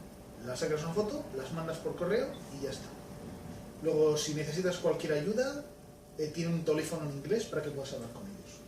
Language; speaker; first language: Spanish; native; Spanish